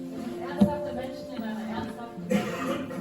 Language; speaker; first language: German; native; German